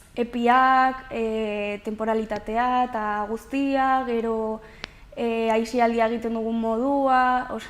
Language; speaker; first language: Basque; non-native, local second language; Spanish